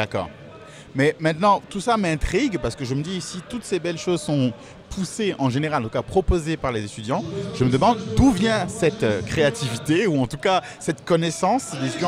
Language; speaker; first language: French; native; French